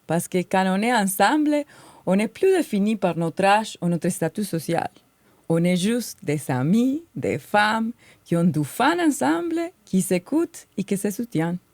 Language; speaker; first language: French; non-native, fluent; Spanish